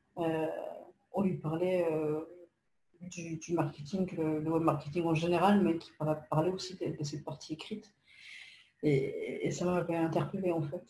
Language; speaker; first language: French; non-native, fluent; Polish